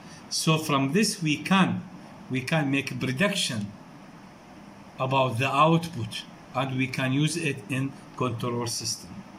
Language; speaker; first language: English; non-native, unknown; Arabic